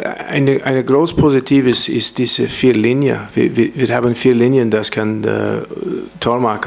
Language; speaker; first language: German; non-native, learner; English